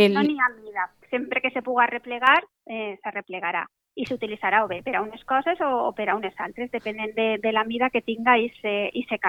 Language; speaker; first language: Catalan; native; Catalan